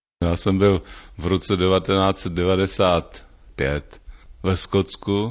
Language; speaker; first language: German; non-native, learner; Czech